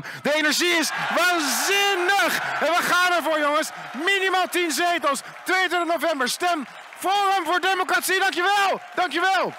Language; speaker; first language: Dutch; native; Dutch